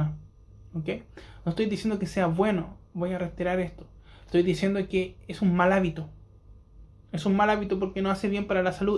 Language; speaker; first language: Spanish; native; Spanish